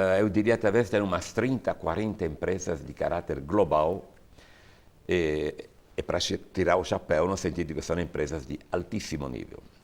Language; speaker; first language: Portuguese; non-native, fluent; Italian